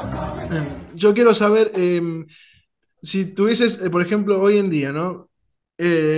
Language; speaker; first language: Spanish; native; Spanish